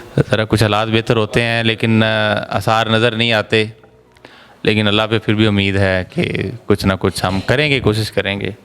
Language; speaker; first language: Urdu; non-native, local second language; Punjabi